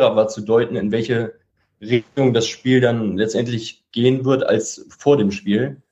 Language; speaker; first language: German; native; German